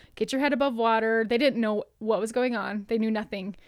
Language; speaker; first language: English; native; English